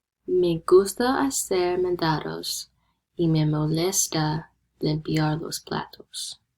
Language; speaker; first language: Spanish; non-native, learner; English